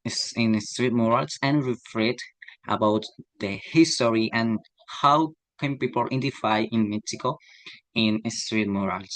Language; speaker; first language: English; non-native, learner; Spanish